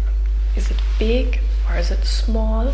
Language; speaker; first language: English; non-native, fluent; German